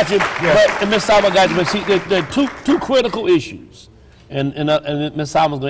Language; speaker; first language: English; native; English